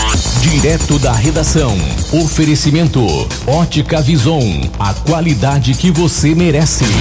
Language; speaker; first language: Portuguese; native; Portuguese